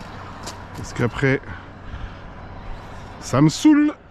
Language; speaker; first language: French; native; French